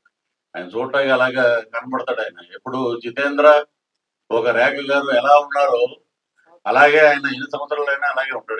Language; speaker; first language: Telugu; native; Telugu